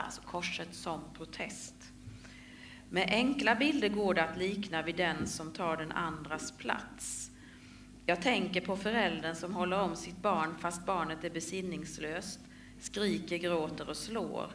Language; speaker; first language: Swedish; native; Swedish